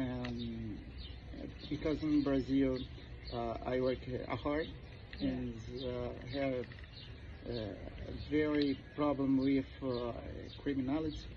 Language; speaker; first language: English; non-native, learner; Portuguese